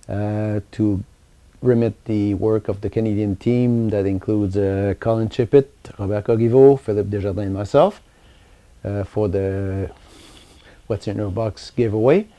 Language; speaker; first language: English; non-native, local second language; French